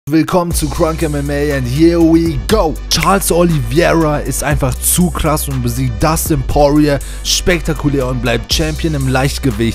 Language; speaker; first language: German; native; German